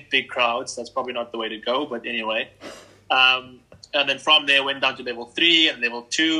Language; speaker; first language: English; native; English